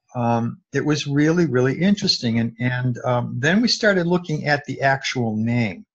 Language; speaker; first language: English; native; English